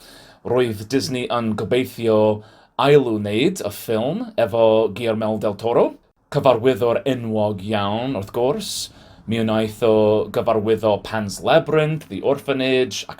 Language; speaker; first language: Welsh; non-native, learner; English